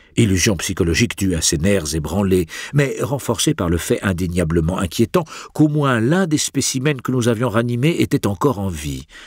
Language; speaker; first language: French; native; French